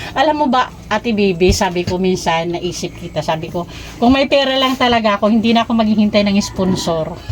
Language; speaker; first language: Filipino; native; Filipino